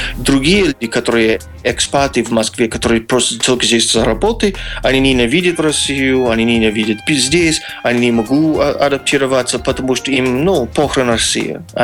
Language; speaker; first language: Russian; non-native, fluent; English